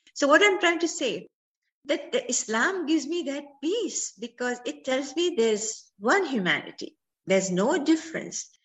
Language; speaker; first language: English; non-native, local second language; Sindhi